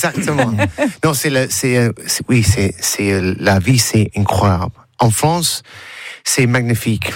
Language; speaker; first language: French; non-native, learner; English